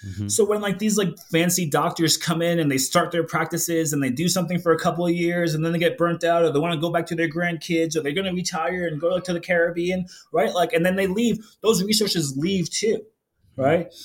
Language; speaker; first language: English; native; English